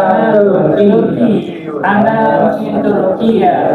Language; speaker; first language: Arabic; non-native, learner; Indonesian